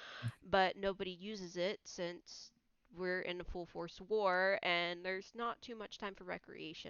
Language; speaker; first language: English; native; English